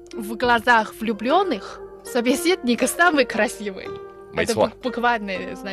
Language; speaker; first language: Russian; non-native, fluent; Chinese